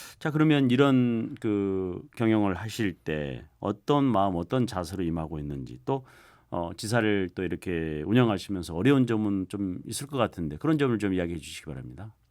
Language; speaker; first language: Korean; native; Korean